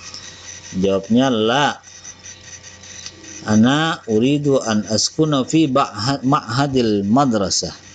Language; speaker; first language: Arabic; non-native, fluent; Indonesian